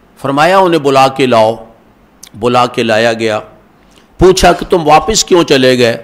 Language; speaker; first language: Urdu; non-native, local second language; Punjabi